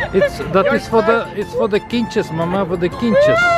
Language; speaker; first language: Dutch; native; Dutch